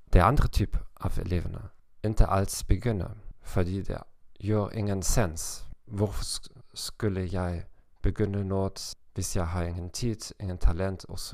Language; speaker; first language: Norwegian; non-native, learner; German